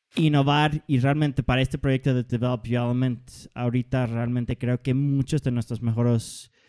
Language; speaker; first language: Spanish; non-native, fluent; Danish